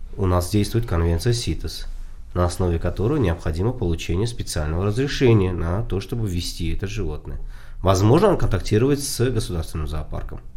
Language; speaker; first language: Russian; non-native, local second language; Tajik